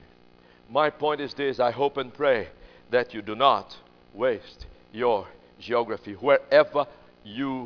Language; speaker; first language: English; non-native, fluent; Portuguese